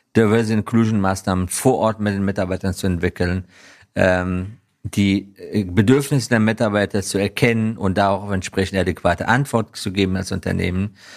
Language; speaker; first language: German; non-native, fluent; Persian